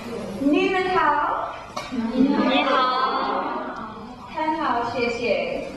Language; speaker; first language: Chinese; non-native, learner; English